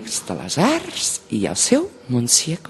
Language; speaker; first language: Catalan; native; Catalan